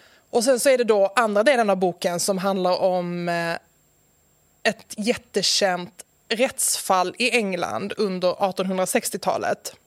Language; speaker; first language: Swedish; native; Swedish